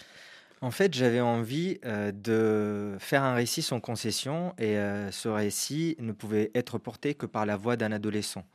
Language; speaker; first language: French; non-native, local second language; Arabic